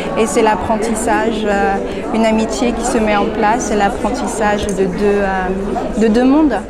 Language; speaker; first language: French; native; French